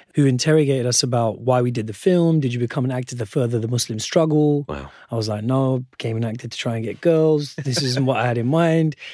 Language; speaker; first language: English; non-native, local second language; Urdu